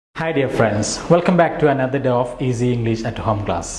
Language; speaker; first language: English; non-native, local second language; Malayalam